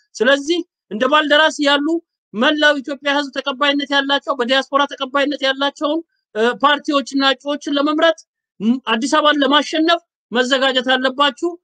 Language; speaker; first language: Amharic; native; Amharic